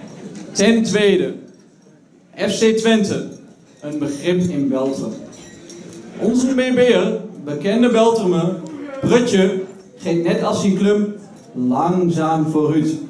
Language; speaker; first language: Dutch; native; Dutch